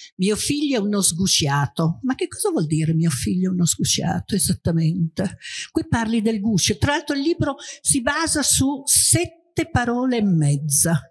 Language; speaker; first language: Italian; native; Italian